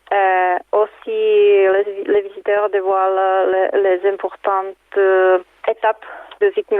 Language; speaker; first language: French; non-native, fluent; Czech